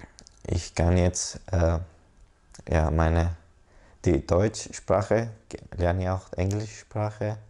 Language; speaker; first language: German; non-native, learner; Persian